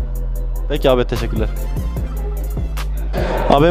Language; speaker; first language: Turkish; native; Turkish